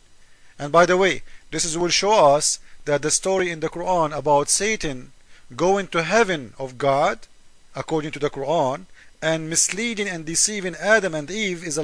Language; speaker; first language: English; non-native, fluent; Arabic